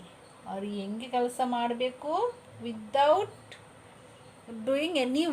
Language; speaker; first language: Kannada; non-native, local second language; Hindi